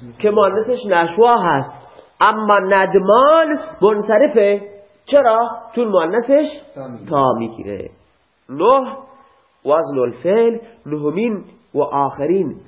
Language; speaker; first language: Persian; non-native, local second language; Baluchi